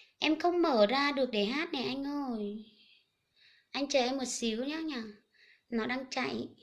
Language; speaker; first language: Vietnamese; non-native, local second language; Hmong